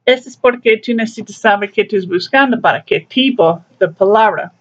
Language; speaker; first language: Spanish; non-native, learner; English